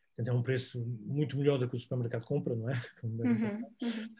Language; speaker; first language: Portuguese; native; Portuguese